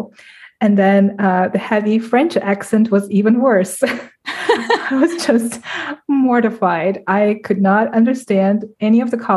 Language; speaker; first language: English; non-native, fluent; Russian